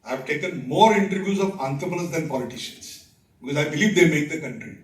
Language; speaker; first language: English; non-native, local second language; Marathi